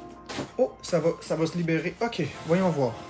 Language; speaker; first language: French; native; French